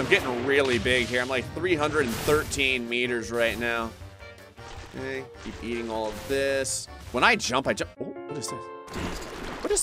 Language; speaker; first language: English; native; English